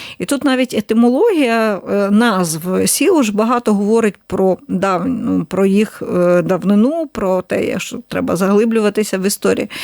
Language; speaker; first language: Ukrainian; native; Ukrainian